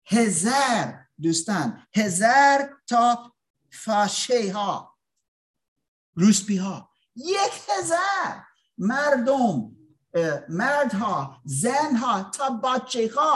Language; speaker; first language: Persian; non-native, learner; English